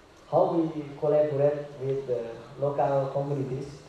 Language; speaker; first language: English; non-native, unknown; Indonesian